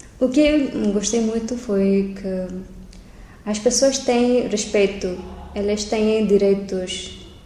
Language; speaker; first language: Portuguese; non-native, learner; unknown